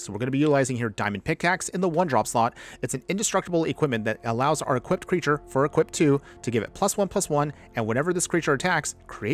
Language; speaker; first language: English; native; English